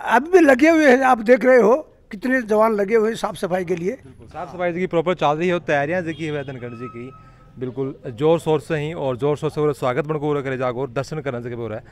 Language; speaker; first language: Hindi; native; Hindi